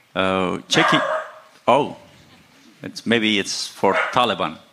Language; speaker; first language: English; non-native, learner; Persian